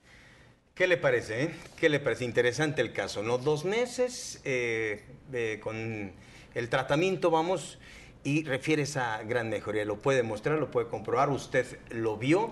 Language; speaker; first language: Spanish; native; Spanish